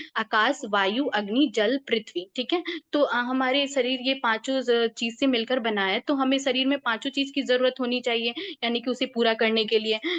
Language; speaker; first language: Hindi; native; Hindi